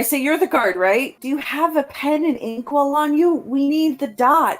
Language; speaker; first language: English; native; English